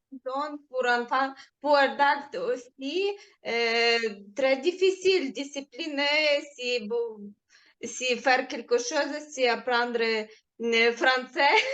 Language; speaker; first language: French; non-native, learner; Ukrainian